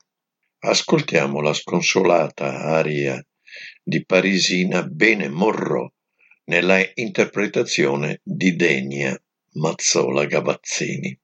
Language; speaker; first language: Italian; native; Italian